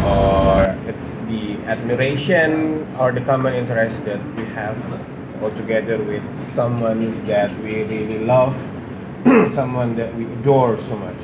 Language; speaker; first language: English; non-native, fluent; Indonesian